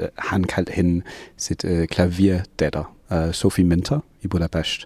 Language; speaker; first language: Danish; non-native, fluent; English